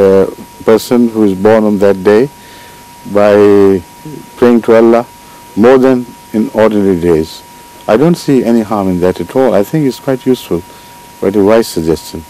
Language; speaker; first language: English; non-native, local second language; Urdu